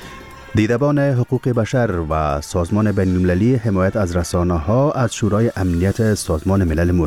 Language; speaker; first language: Persian; native; Persian